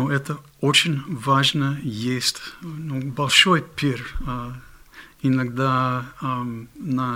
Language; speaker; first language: Russian; non-native, fluent; English